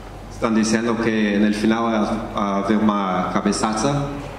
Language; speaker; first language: Spanish; non-native, learner; English